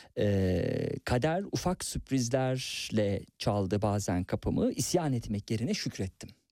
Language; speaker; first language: Turkish; native; Turkish